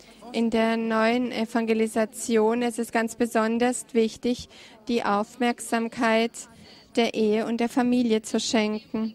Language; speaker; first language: German; non-native, fluent; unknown